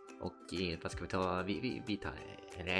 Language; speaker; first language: Swedish; native; Swedish